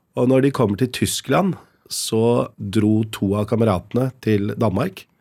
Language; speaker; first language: Norwegian; native; Norwegian